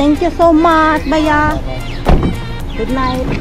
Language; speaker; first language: English; non-native, learner; Filipino